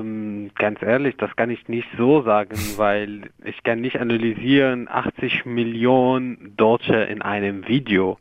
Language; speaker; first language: German; non-native, learner; Arabic